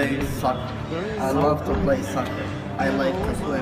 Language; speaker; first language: English; non-native, learner; Arabic